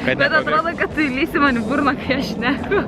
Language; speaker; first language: Lithuanian; native; Lithuanian